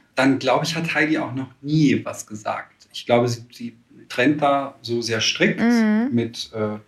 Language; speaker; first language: German; native; German